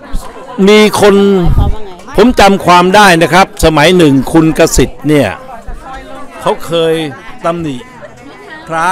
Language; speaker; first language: Thai; native; Thai